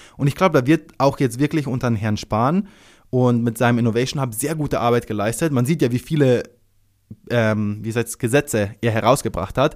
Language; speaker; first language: German; early bilingual, other home language; Croatian